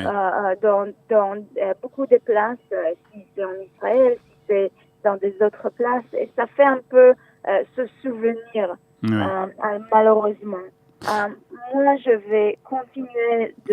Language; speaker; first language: French; non-native, fluent; Hebrew